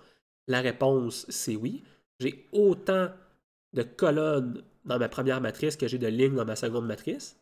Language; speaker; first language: French; native; French